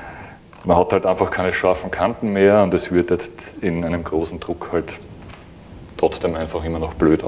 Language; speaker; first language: German; native; German